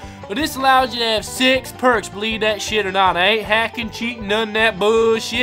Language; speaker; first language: English; native; English